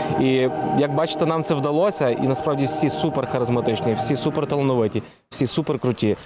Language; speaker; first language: Ukrainian; native; Ukrainian